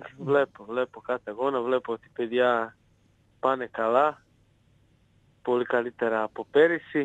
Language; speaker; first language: Greek; non-native, fluent; Serbian